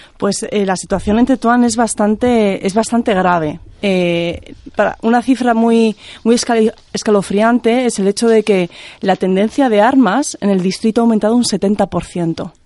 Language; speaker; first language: Spanish; native; Spanish